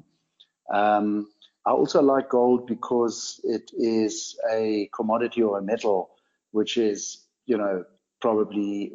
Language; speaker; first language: English; non-native, local second language; German